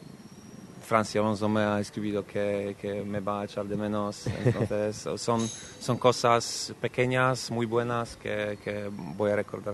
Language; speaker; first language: Spanish; non-native, fluent; Polish